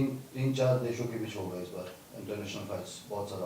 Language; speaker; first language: Hindi; non-native, fluent; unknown